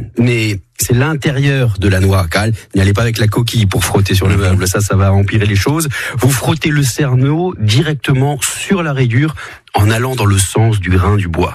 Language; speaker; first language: French; native; French